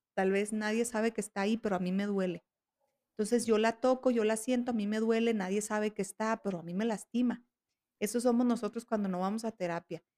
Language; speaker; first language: Spanish; native; Spanish